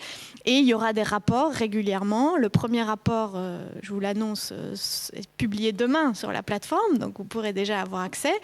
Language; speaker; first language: French; native; French